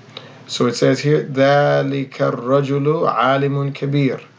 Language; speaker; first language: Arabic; non-native, fluent; English